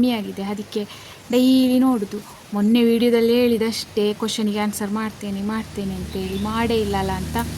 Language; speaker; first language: Kannada; non-native, local second language; Tulu